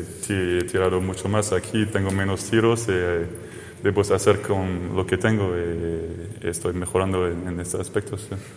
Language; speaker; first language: Spanish; non-native, fluent; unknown